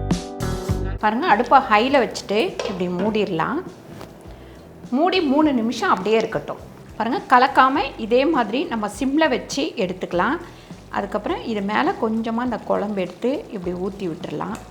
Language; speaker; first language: Tamil; native; Tamil